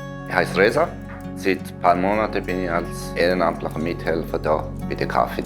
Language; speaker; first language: German; non-native, fluent; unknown